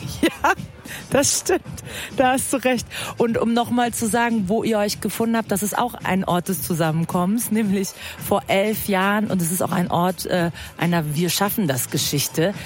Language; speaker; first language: German; early bilingual, other home language; Persian